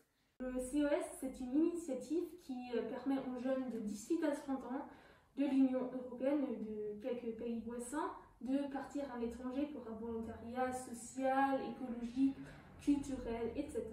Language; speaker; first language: French; non-native, fluent; German